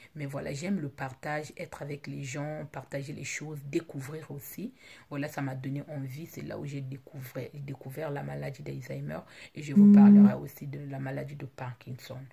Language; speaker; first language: French; non-native, local second language; Lingala